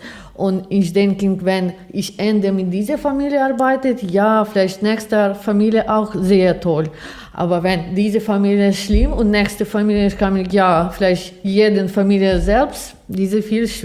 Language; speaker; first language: German; non-native, learner; Ukrainian